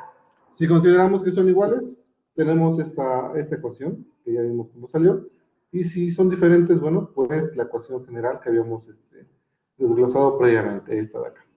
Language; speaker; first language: Spanish; native; Spanish